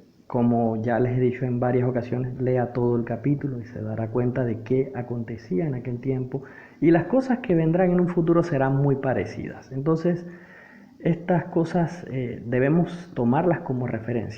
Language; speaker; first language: Spanish; native; Spanish